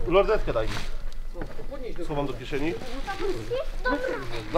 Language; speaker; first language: Polish; native; Polish